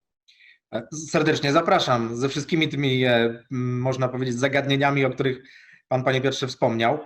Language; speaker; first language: Polish; native; Polish